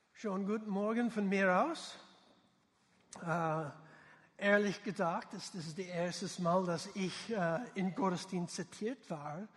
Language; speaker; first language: German; non-native, learner; English